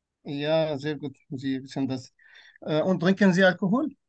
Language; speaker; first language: German; non-native, fluent; Turkish